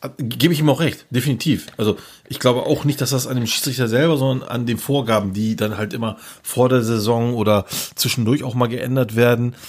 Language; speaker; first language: German; early bilingual, other home language; Turkish